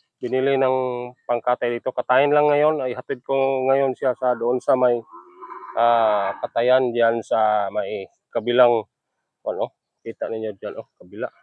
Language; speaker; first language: Filipino; non-native, local second language; Hiligaynon